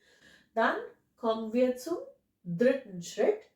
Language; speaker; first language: German; non-native, fluent; English